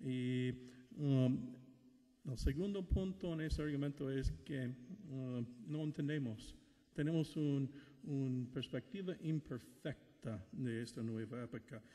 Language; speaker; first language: Spanish; non-native, fluent; English